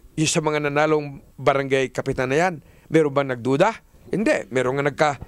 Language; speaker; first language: Filipino; native; Filipino